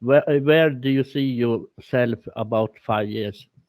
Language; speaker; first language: English; non-native, learner; Swedish